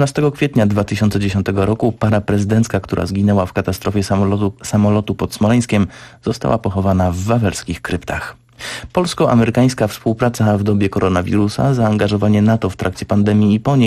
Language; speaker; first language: Polish; native; Polish